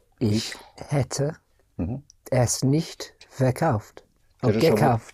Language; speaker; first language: German; non-native, learner; English